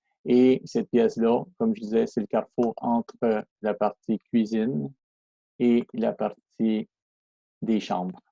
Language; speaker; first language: French; non-native, fluent; Spanish